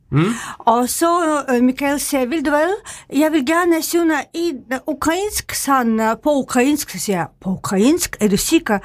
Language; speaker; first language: Danish; non-native, fluent; Ukrainian